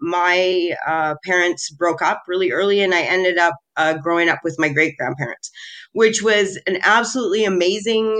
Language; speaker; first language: English; native; English